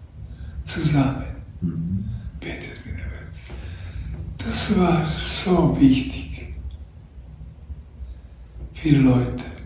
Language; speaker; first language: German; non-native, learner; Croatian